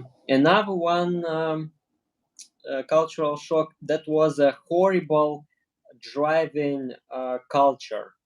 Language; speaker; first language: English; non-native, learner; Russian